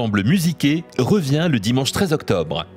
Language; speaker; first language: French; native; French